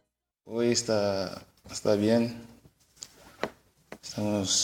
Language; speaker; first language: Spanish; non-native, learner; Portuguese